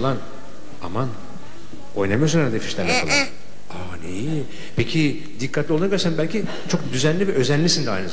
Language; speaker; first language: Turkish; native; Turkish